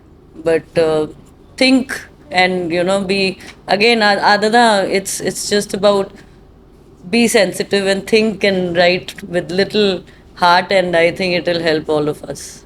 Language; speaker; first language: Tamil; non-native, fluent; Hindi